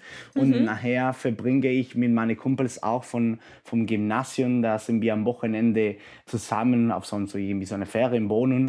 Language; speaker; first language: German; non-native, fluent; Spanish